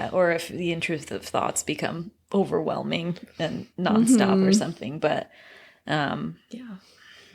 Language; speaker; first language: English; native; English